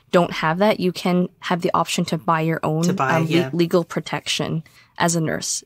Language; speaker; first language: English; native; English